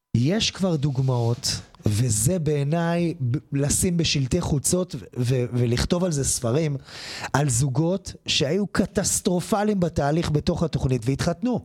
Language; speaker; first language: Hebrew; native; Hebrew